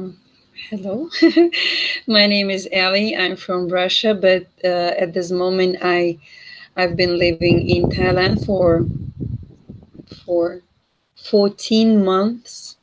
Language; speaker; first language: English; non-native, fluent; Russian